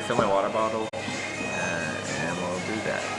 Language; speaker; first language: English; native; English